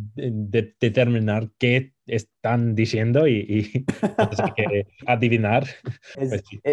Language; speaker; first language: Spanish; non-native, fluent; English